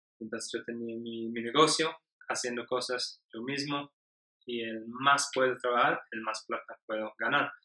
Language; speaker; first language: Spanish; non-native, learner; English